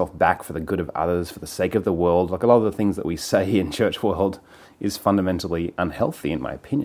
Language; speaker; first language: English; native; English